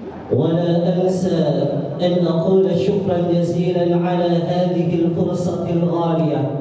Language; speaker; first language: Arabic; non-native, learner; Indonesian